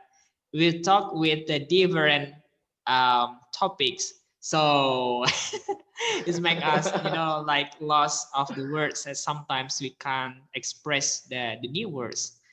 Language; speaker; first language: English; non-native, fluent; Indonesian